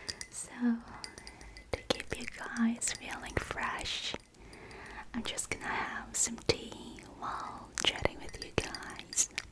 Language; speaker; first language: English; non-native, fluent; Korean